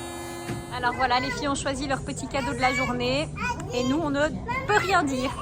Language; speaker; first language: French; native; French